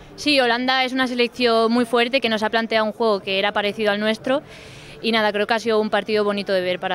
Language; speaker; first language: Spanish; native; Spanish